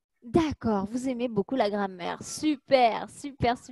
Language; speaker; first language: French; native; French